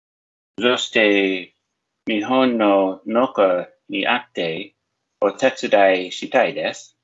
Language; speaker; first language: Japanese; non-native, learner; English